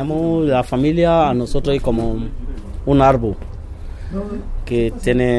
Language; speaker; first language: Spanish; non-native, fluent; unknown